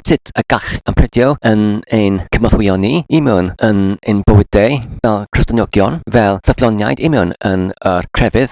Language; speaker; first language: Welsh; non-native, learner; English